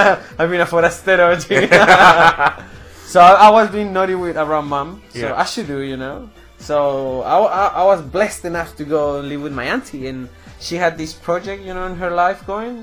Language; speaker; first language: English; non-native, fluent; Spanish